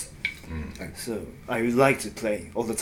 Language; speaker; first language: English; non-native, learner; Japanese